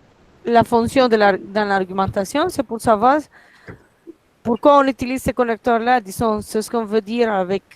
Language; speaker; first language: French; non-native, fluent; Spanish